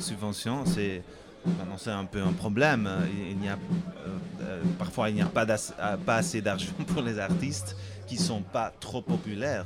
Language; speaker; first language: French; non-native, fluent; Dutch